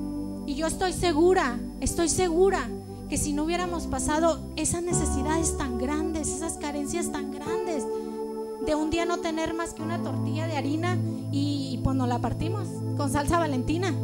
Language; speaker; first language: Spanish; native; Spanish